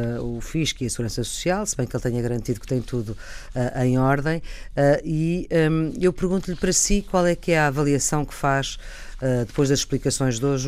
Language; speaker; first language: Portuguese; native; Portuguese